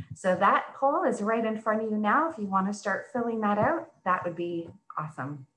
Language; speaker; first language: English; native; English